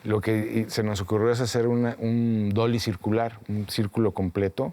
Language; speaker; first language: Spanish; native; Spanish